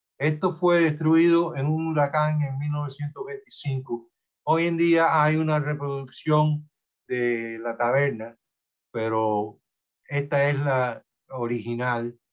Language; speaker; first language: Spanish; early bilingual, heritage; Spanish